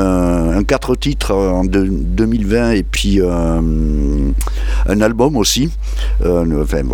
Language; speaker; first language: French; native; French